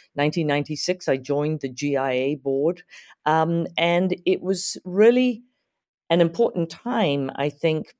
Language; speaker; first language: English; native; English